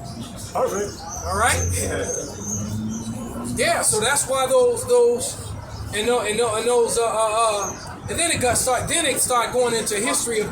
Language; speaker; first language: English; native; English